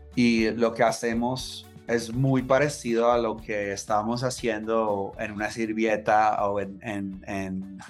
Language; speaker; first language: Spanish; non-native, fluent; English